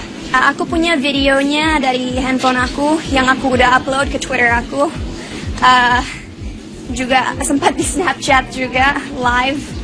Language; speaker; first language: Indonesian; non-native, local second language; English